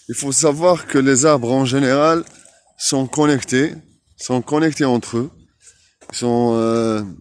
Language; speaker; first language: French; non-native, local second language; Arabic